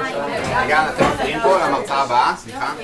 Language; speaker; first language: Hebrew; native; Hebrew